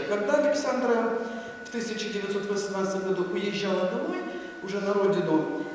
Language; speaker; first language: Russian; native; Russian